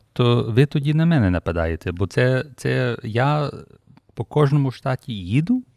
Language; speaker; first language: Ukrainian; early bilingual, heritage; Ukrainian